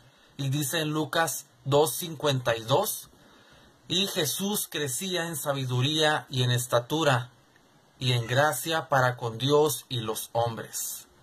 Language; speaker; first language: Spanish; native; Spanish